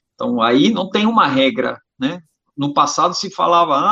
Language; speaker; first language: Portuguese; non-native, fluent; German